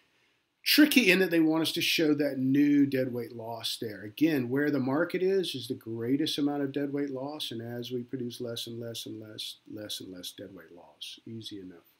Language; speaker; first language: English; native; English